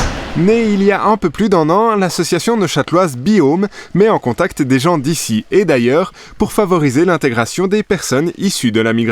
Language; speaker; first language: French; native; French